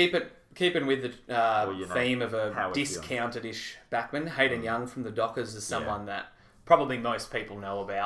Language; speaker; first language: English; native; English